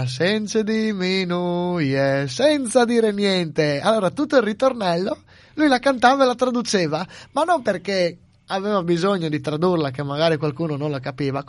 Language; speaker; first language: Italian; native; Italian